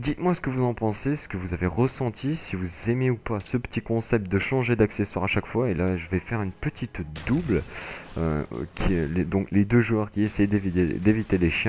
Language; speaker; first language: French; native; French